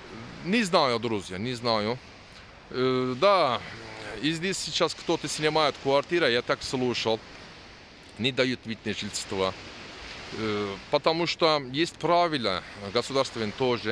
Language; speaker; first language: Russian; non-native, learner; Turkish